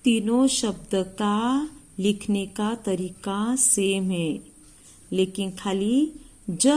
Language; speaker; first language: Hindi; non-native, local second language; Marathi